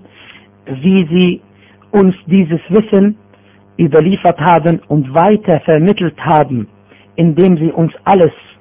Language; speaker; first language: German; non-native, fluent; Arabic